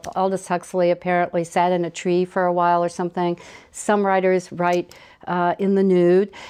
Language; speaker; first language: English; native; English